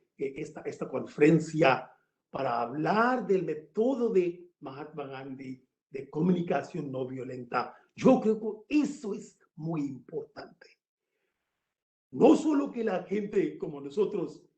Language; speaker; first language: Spanish; non-native, fluent; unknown